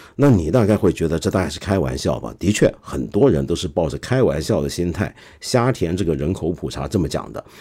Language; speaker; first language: Chinese; non-native, local second language; Cantonese